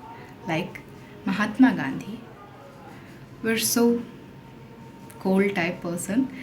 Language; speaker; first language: English; non-native, local second language; Hindi